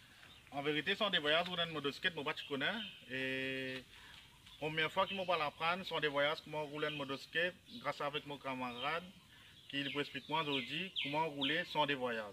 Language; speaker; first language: French; non-native, local second language; Morisyen